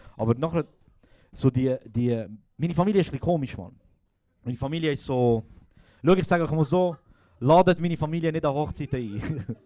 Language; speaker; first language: German; early bilingual, other home language; Croatian